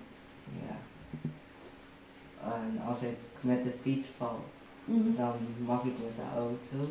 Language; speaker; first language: Dutch; early bilingual, other home language; Chinese